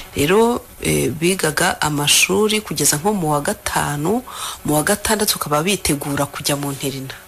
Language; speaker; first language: Kinyarwanda; native; Kinyarwanda